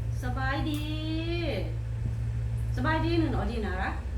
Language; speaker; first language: Korean; non-native, learner; Thai